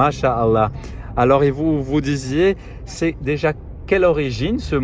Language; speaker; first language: French; non-native, fluent; German